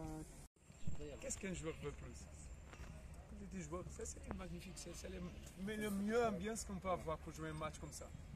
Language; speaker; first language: French; non-native, fluent; Portuguese